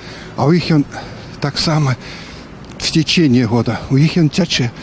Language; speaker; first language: Belarusian; non-native, local second language; Russian